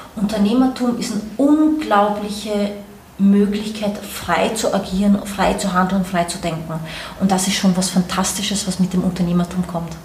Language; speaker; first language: German; native; German